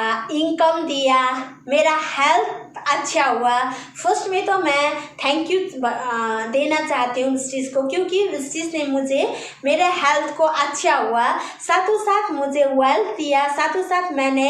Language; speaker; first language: Hindi; non-native, local second language; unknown